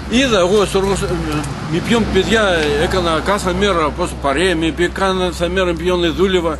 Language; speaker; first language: Greek; non-native, learner; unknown